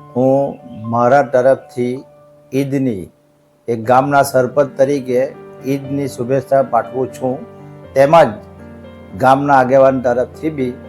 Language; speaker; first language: Gujarati; native; Gujarati